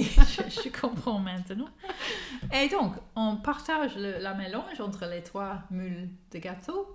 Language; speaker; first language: French; non-native, learner; English